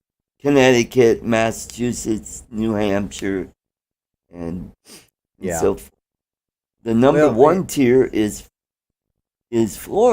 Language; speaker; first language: English; native; English